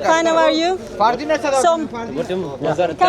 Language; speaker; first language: English; non-native, learner; Turkish